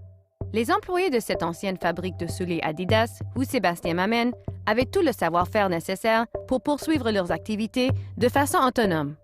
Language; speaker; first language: French; native; French